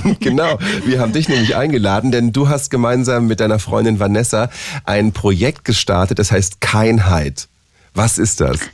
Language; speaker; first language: German; native; German